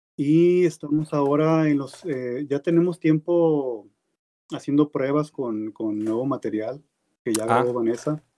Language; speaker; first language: Spanish; native; Spanish